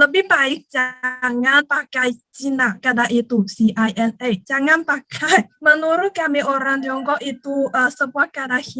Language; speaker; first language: Indonesian; non-native, learner; Chinese